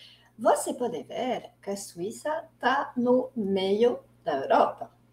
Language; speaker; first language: Portuguese; non-native, fluent; French